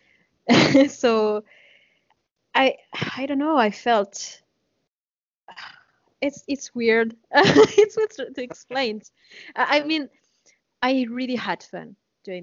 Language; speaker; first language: English; non-native, fluent; French